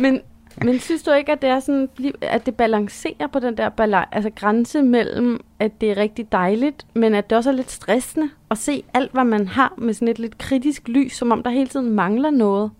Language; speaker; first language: Danish; native; Danish